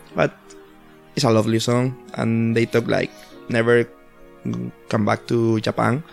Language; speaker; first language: English; non-native, learner; Spanish